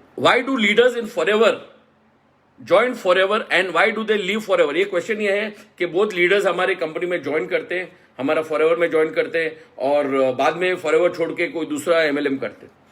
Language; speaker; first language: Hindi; non-native, local second language; Marathi